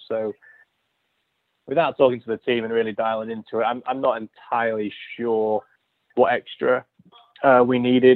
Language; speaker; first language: English; native; English